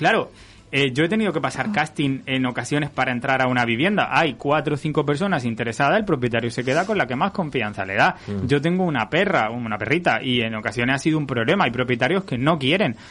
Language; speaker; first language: Spanish; native; Spanish